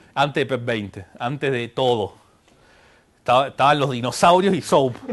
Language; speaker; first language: Spanish; native; Spanish